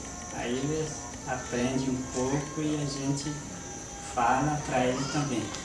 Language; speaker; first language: Portuguese; non-native, local second language; Guarani